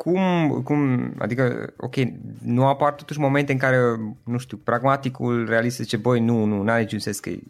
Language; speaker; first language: Romanian; native; Romanian